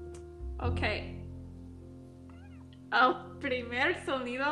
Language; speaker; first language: Spanish; non-native, learner; English